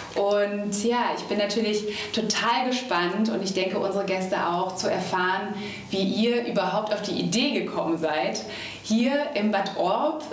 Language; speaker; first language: German; native; German